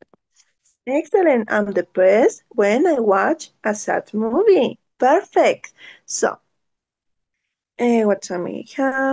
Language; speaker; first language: English; non-native, learner; Spanish